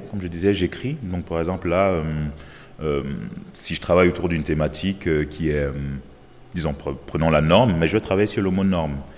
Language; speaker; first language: French; non-native, local second language; Basaa